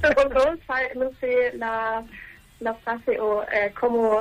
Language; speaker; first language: Spanish; non-native, learner; German